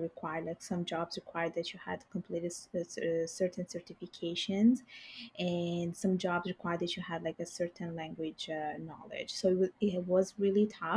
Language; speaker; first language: English; non-native, fluent; Bangla